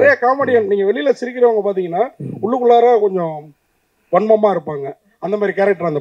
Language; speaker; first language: Tamil; native; Tamil